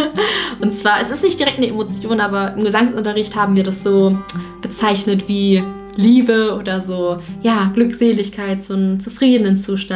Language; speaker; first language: German; native; German